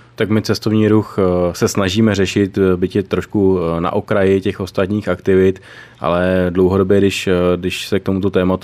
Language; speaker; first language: Czech; native; Czech